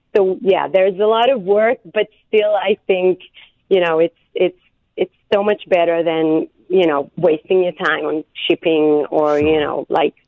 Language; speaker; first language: English; non-native, fluent; Hebrew